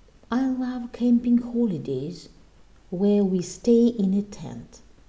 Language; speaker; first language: English; non-native, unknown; Russian